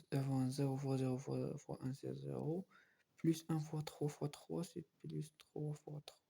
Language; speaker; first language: French; non-native, local second language; Arabic